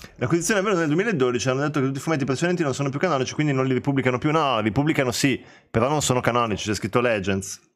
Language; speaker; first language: Italian; early bilingual, other home language; Albanian